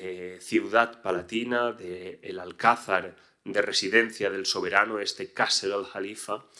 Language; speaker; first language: Spanish; native; Spanish